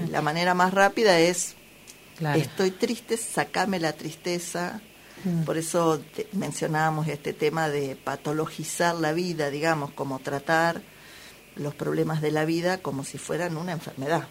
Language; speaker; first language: Spanish; native; Spanish